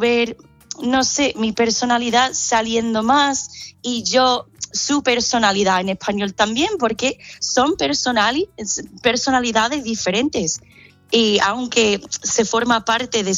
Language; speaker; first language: Spanish; non-native, fluent; English